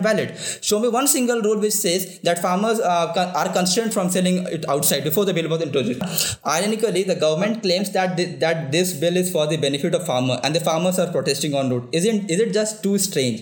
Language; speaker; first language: English; non-native, local second language; Hindi